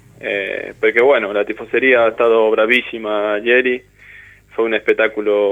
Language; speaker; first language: Italian; non-native, learner; Spanish